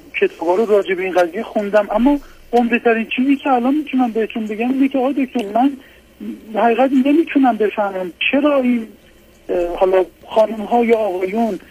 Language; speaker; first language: Persian; non-native, local second language; Azerbaijani